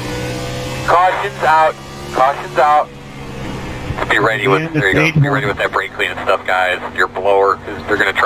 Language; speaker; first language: English; native; English